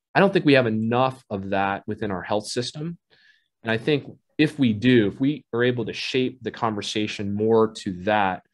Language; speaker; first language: English; native; English